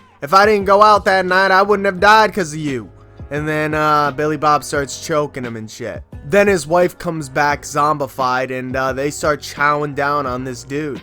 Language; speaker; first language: English; native; English